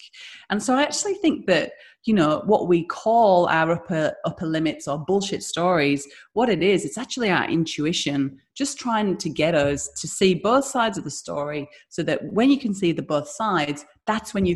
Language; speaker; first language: English; native; English